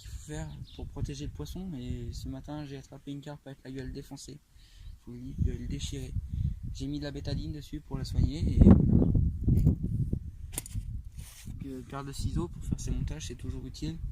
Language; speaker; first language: French; native; French